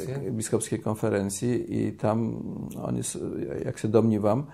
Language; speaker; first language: Czech; non-native, learner; Polish